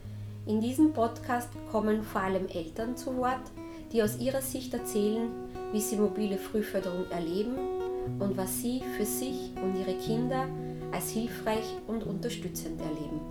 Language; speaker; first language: German; native; German